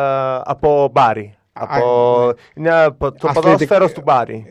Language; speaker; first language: Greek; non-native, learner; Italian